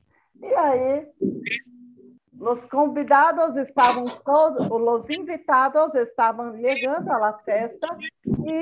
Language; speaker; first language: Spanish; non-native, learner; Portuguese